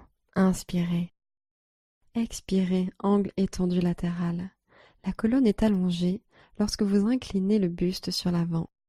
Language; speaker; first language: French; native; French